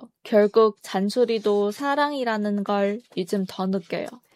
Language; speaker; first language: Korean; non-native, fluent; Chinese